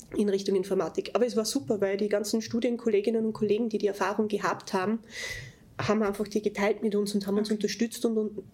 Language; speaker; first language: German; native; German